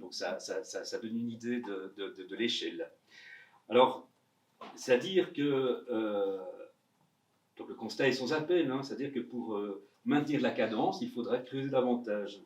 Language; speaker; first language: French; native; French